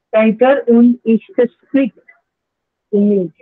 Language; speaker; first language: German; non-native, learner; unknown